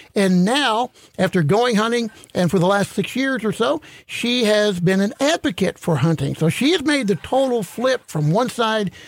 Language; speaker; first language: English; native; English